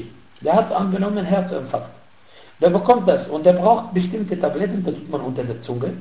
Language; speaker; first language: German; non-native, fluent; Arabic